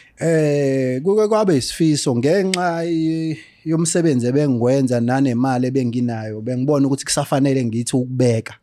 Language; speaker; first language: Zulu; native; Zulu